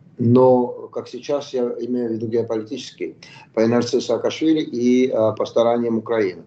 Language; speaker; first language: Russian; non-native, local second language; Georgian